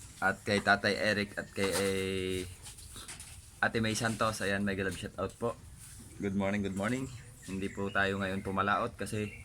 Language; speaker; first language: Filipino; native; Filipino